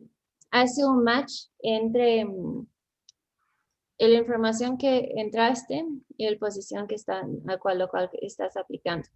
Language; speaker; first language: Spanish; non-native, fluent; English